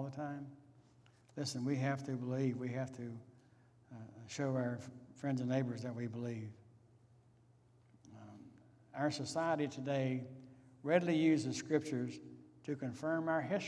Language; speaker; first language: English; native; English